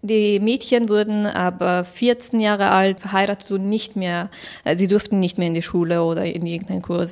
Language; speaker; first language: German; non-native, fluent; Persian